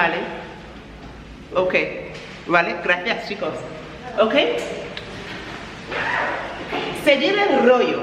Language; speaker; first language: Spanish; non-native, fluent; English